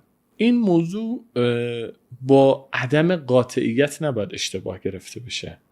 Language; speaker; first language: Persian; native; Persian